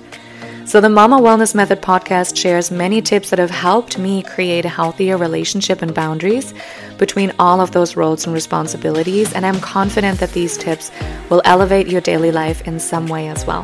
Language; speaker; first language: English; non-native, fluent; German